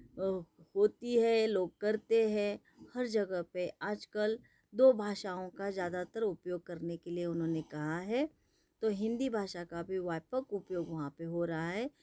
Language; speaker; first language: Hindi; non-native, local second language; Marathi